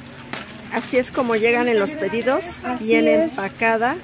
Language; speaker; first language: Spanish; native; Spanish